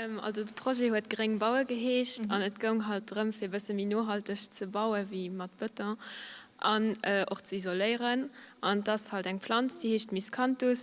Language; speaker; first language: German; non-native, local second language; Luxembourgish